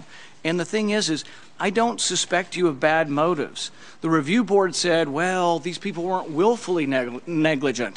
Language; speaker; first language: English; native; English